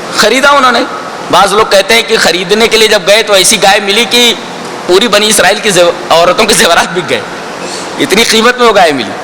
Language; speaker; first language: Urdu; native; Urdu